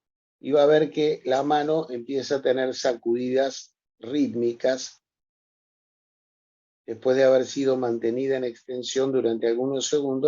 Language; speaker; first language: Spanish; native; Spanish